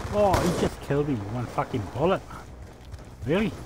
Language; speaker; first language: English; native; English